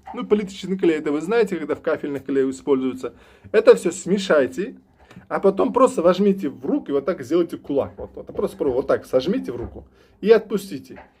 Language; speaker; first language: Russian; non-native, local second language; Uzbek